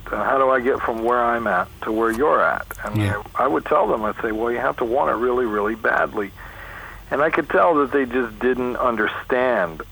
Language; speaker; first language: English; native; English